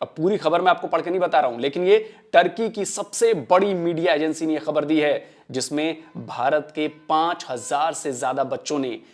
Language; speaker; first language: Hindi; native; Hindi